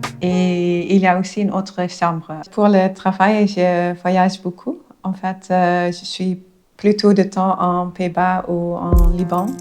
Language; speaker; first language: French; non-native, fluent; Dutch